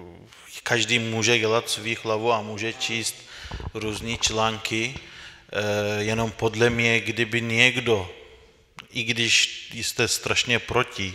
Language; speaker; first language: Czech; non-native, fluent; Turkish